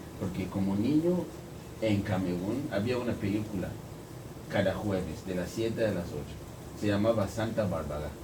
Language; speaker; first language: Spanish; non-native, fluent; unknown